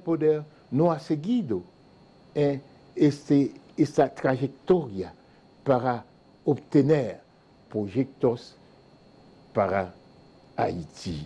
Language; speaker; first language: Spanish; non-native, fluent; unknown